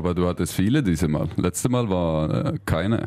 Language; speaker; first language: German; non-native, learner; Swedish